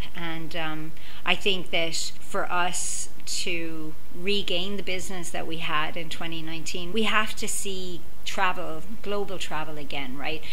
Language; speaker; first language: English; native; English